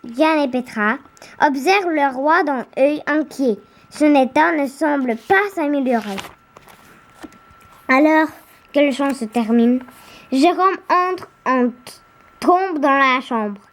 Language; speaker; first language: French; native; French